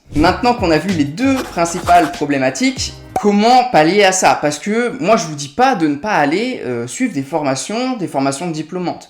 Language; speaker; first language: French; native; French